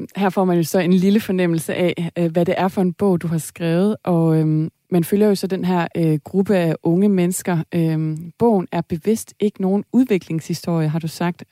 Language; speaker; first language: Danish; native; Danish